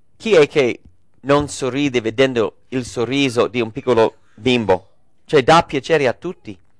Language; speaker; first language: Italian; non-native, fluent; English